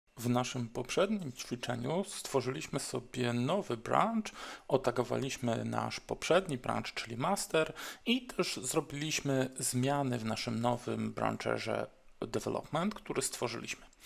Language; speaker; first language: Polish; native; Polish